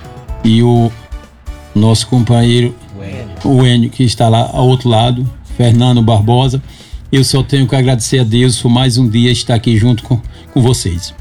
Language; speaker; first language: Portuguese; native; Portuguese